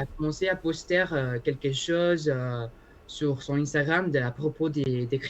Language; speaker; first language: French; non-native, learner; Spanish